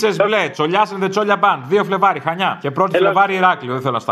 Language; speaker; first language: Greek; native; Greek